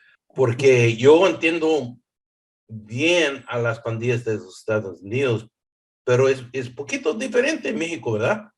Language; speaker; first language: Spanish; early bilingual, heritage; English